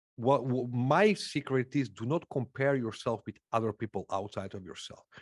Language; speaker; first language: English; non-native, fluent; Macedonian